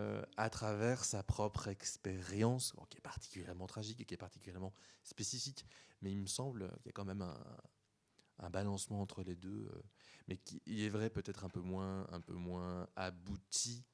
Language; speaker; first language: French; native; French